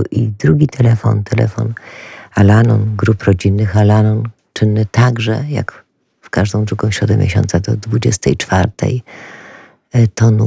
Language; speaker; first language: Polish; native; Polish